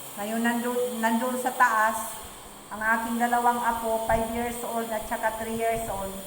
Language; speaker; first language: Filipino; native; Filipino